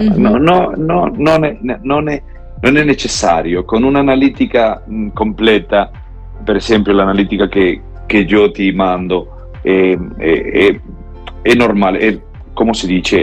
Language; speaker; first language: Italian; non-native, learner; Spanish